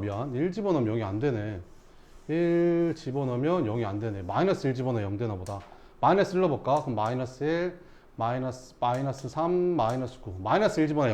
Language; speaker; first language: Korean; native; Korean